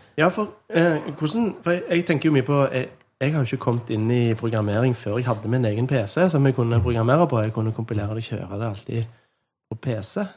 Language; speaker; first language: Norwegian; native; Norwegian